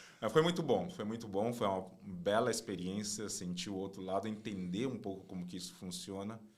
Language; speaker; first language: Portuguese; non-native, fluent; Chinese